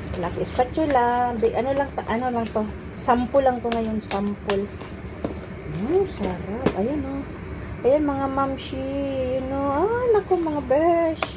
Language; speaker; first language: Filipino; non-native, local second language; Cebuano